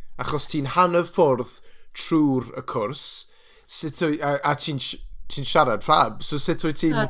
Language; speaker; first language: Welsh; non-native, local second language; English